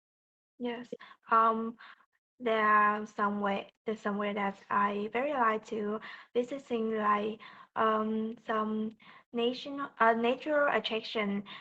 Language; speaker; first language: English; non-native, learner; Vietnamese